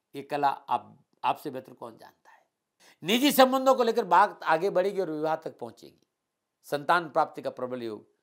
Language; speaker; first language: Hindi; native; Hindi